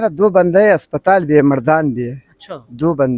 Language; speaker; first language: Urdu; non-native, local second language; Pashto